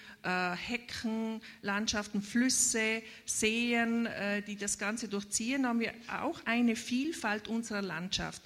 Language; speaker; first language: German; native; German